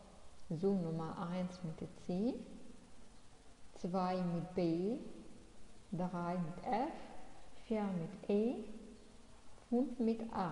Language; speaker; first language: German; non-native, fluent; Arabic